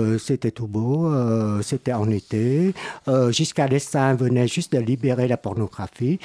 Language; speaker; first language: French; non-native, fluent; Vietnamese